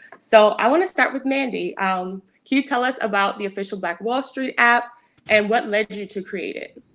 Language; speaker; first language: English; native; English